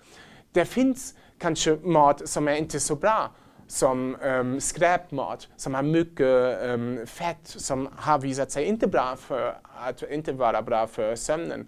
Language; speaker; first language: Swedish; non-native, fluent; German